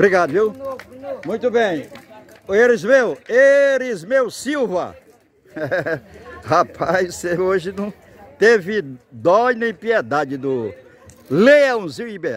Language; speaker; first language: Portuguese; native; Portuguese